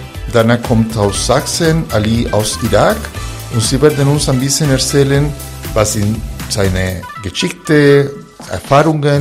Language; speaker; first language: German; non-native, fluent; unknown